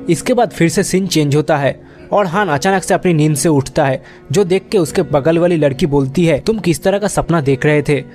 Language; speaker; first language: Hindi; native; Hindi